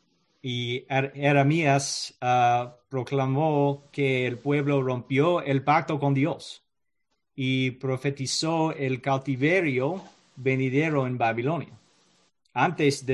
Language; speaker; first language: Spanish; non-native, learner; English